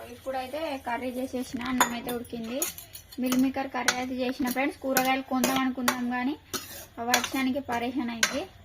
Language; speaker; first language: Telugu; native; Telugu